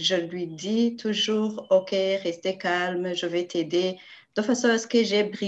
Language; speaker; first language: French; non-native, local second language; Rundi